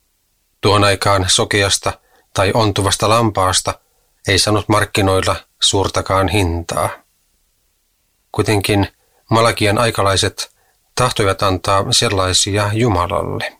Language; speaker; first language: Finnish; native; Finnish